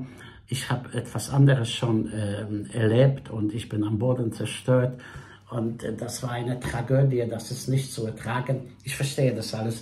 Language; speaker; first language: German; non-native, fluent; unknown